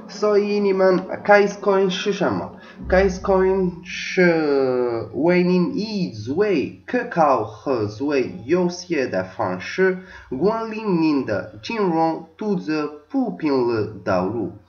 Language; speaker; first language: Chinese; non-native, learner; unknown